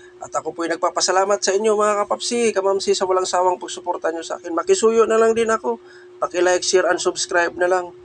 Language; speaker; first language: Filipino; non-native, local second language; Cebuano